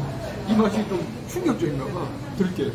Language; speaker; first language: Korean; native; Korean